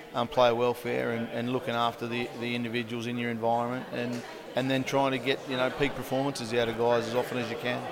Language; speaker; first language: English; native; English